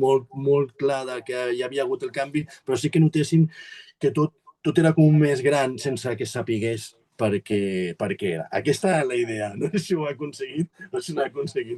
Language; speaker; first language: Catalan; native; Catalan